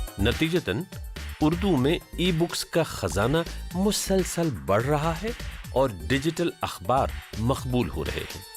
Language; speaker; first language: Urdu; native; Urdu